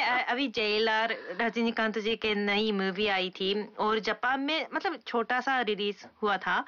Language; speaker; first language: Hindi; non-native, fluent; Japanese